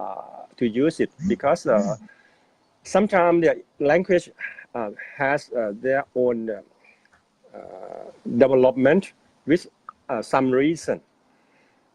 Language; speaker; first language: English; non-native, fluent; Thai